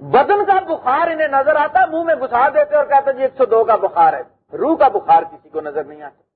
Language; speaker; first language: Urdu; non-native, local second language; Punjabi